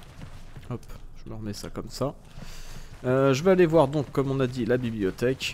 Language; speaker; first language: French; native; French